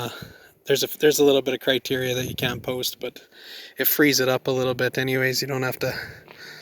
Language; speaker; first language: English; native; English